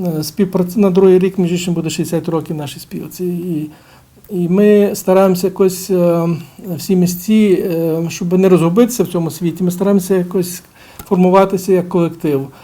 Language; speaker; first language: Ukrainian; native; Ukrainian